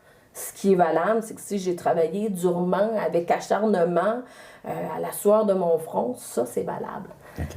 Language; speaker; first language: French; native; French